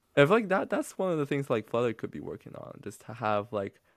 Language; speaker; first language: English; non-native, fluent; Chinese